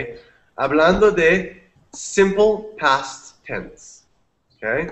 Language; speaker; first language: Spanish; non-native, fluent; English